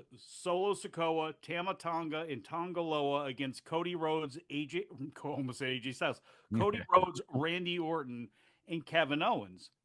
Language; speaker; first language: English; native; English